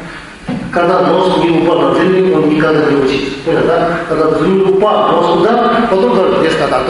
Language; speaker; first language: Russian; non-native, learner; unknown